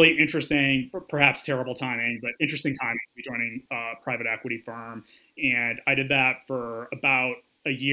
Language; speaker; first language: English; native; English